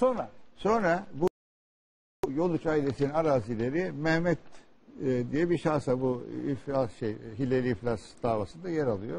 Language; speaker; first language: Turkish; native; Turkish